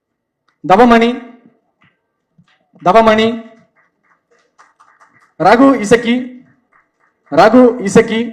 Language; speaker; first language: Tamil; native; Tamil